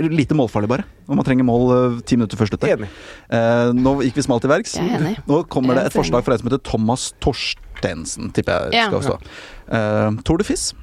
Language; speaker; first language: Norwegian; native; Norwegian